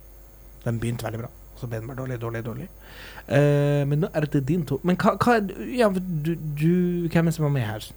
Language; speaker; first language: Norwegian; native; Norwegian